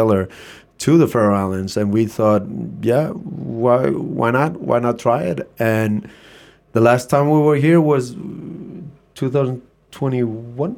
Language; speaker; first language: English; non-native, fluent; Icelandic